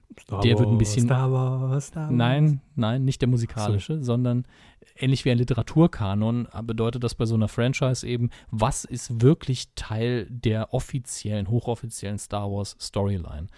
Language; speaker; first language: German; native; German